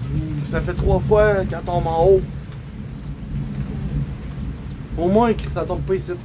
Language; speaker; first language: French; native; French